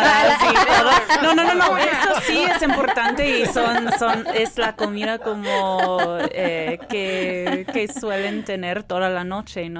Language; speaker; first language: Spanish; non-native, fluent; English